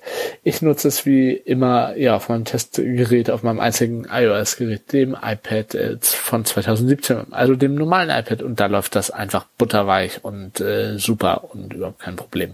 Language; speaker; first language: German; native; German